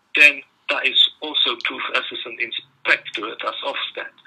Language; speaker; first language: English; non-native, fluent; Dutch